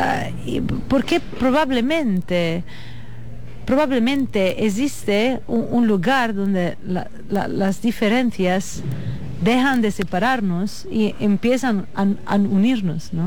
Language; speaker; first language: Spanish; non-native, fluent; Italian